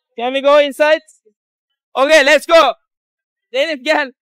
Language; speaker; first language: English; non-native, learner; Turkish